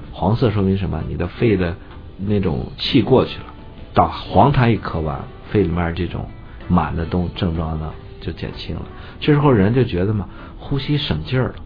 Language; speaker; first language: Chinese; native; Chinese